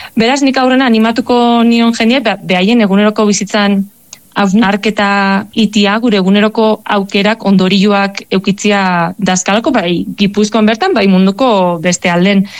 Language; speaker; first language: Basque; native; Basque